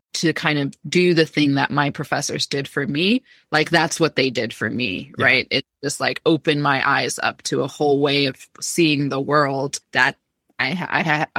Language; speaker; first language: English; early bilingual, other home language; Amharic